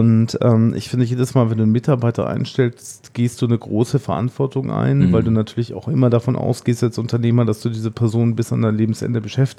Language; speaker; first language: German; native; German